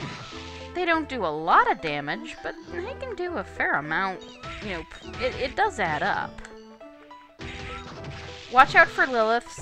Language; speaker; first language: English; native; English